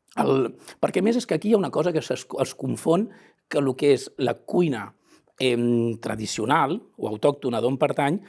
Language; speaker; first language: Catalan; native; Catalan